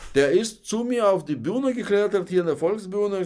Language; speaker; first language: German; non-native, fluent; Russian